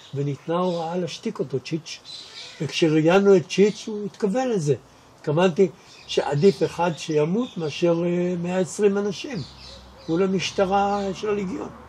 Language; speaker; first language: Hebrew; native; Hebrew